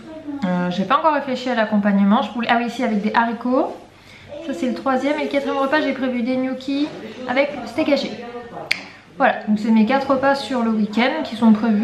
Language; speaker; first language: French; native; French